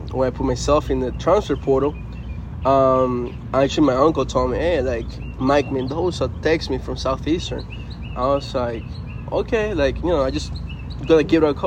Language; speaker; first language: English; non-native, fluent; Spanish